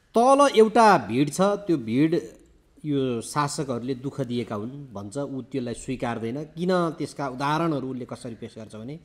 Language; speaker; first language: Nepali; native; Nepali